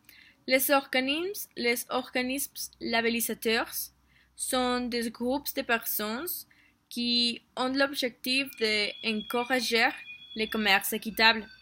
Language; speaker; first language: French; non-native, learner; Spanish